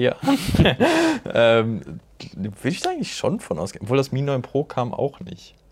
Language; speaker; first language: German; native; German